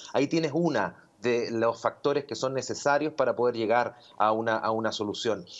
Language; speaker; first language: Spanish; native; Spanish